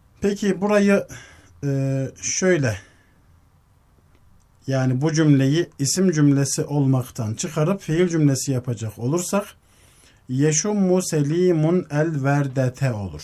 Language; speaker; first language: Turkish; native; Turkish